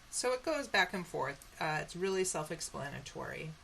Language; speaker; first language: English; native; English